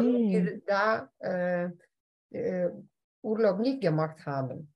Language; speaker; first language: German; non-native, fluent; Lithuanian